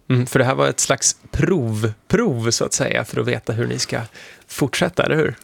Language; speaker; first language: Swedish; native; Swedish